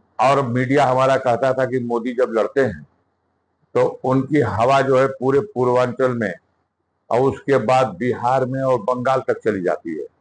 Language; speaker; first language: Hindi; native; Hindi